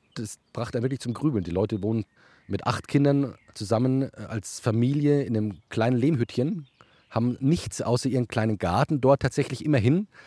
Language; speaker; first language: German; native; German